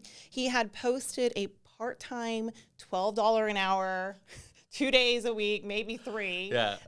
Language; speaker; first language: English; native; English